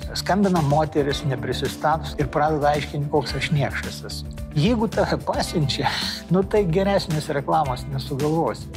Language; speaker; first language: Lithuanian; native; Lithuanian